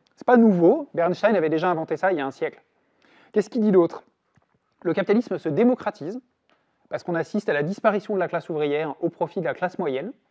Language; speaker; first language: French; native; French